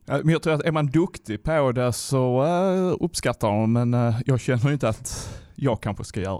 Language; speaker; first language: Swedish; native; Swedish